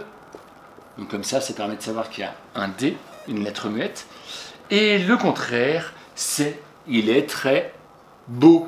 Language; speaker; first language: French; native; French